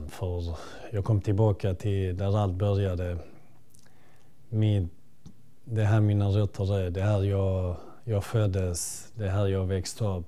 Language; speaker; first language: Swedish; early bilingual, other home language; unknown